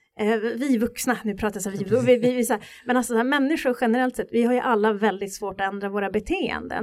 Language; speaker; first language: Swedish; native; Swedish